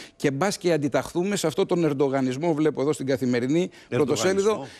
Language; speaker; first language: Greek; native; Greek